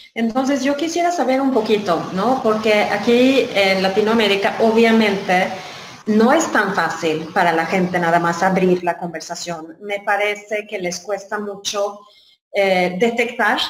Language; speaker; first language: Spanish; non-native, fluent; Swedish